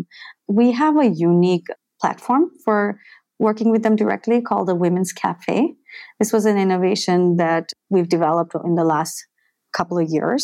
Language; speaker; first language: English; non-native, local second language; Bangla